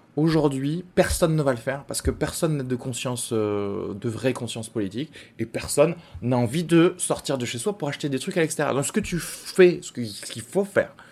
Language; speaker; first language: French; native; French